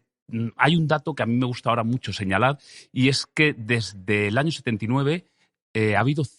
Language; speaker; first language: Spanish; native; Spanish